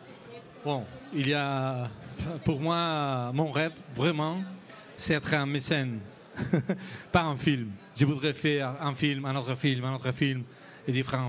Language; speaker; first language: French; non-native, learner; Spanish